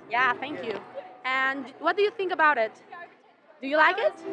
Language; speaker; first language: English; non-native, learner; Spanish